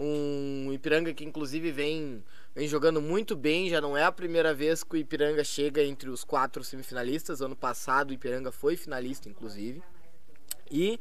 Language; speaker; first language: Portuguese; native; Portuguese